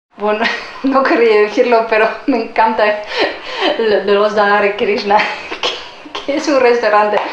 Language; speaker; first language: Spanish; non-native, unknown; Dutch